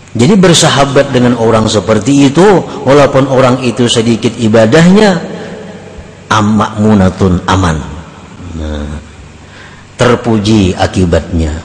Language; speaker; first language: Indonesian; non-native, local second language; Banjar